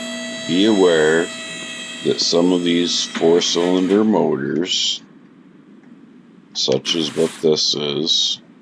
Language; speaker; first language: English; native; English